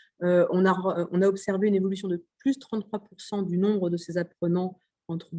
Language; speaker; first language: French; native; French